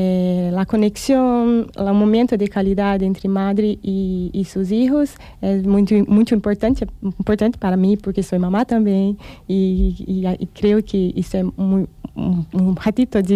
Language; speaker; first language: Spanish; non-native, learner; Portuguese